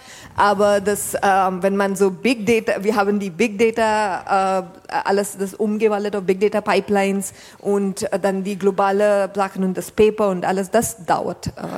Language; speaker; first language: German; non-native, fluent; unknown